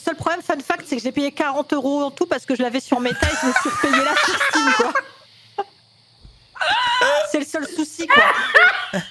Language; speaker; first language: French; native; French